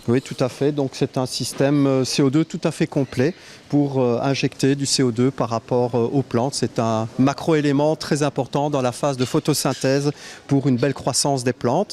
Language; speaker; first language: French; native; French